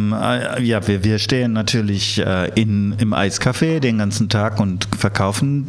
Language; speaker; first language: German; early bilingual, other home language; Italian